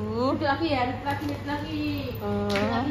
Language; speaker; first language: Indonesian; non-native, local second language; Javanese